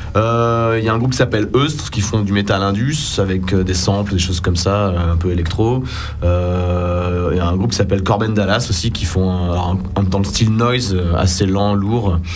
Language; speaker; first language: French; native; French